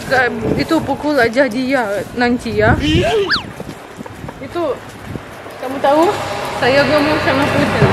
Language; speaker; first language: Indonesian; non-native, learner; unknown